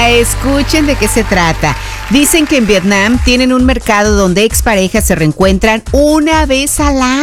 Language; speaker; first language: Spanish; native; Spanish